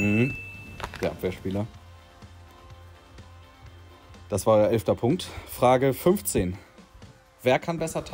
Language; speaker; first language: German; native; German